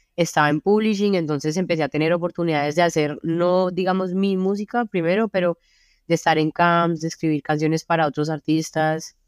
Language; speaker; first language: Spanish; native; Spanish